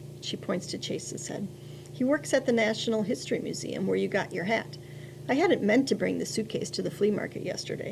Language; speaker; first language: English; native; English